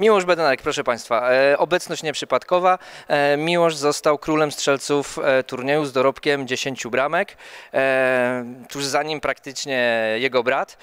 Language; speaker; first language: Polish; native; Polish